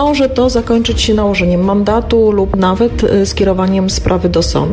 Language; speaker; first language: Polish; native; Polish